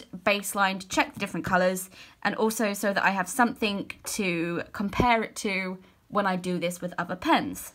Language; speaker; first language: English; native; English